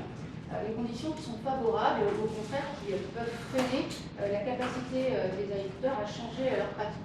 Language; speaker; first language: French; native; French